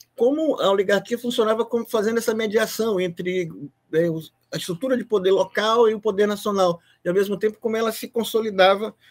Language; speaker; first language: Portuguese; native; Portuguese